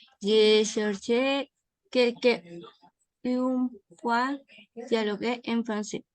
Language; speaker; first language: French; non-native, learner; Spanish